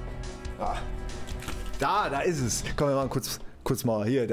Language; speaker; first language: German; native; German